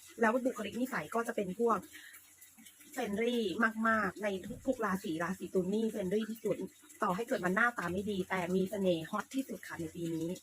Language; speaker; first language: Thai; native; Thai